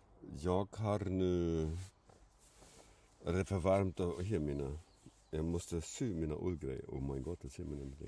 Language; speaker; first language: Swedish; non-native, fluent; German